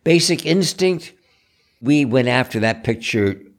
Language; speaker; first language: English; native; English